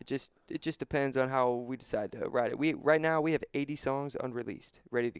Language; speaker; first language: English; native; English